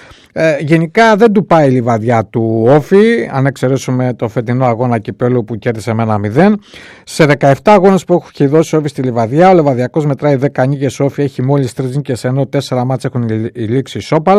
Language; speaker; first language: Greek; native; Greek